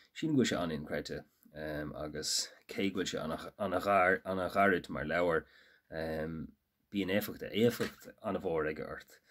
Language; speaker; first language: Irish; native; Irish